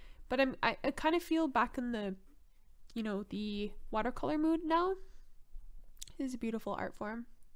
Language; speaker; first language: English; non-native, local second language; French